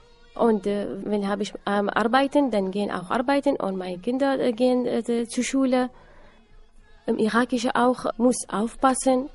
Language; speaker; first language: German; non-native, learner; Assyrian Neo-Aramaic